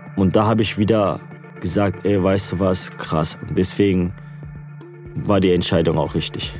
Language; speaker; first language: German; non-native, local second language; Turkish